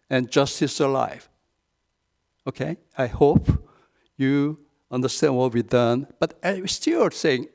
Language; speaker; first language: English; non-native, fluent; Korean